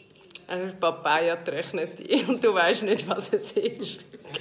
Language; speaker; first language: German; native; German